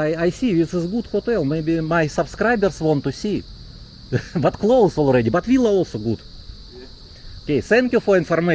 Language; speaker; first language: English; non-native, learner; Russian